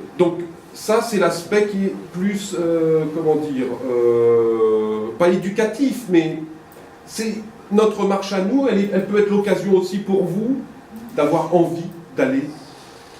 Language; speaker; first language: French; native; French